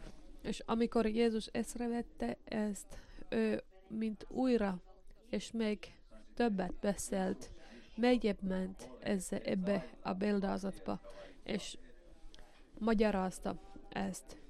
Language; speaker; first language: Hungarian; non-native, learner; Finnish